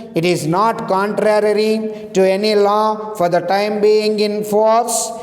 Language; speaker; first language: English; non-native, local second language; Telugu